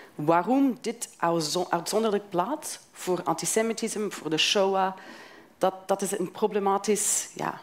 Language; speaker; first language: Dutch; non-native, fluent; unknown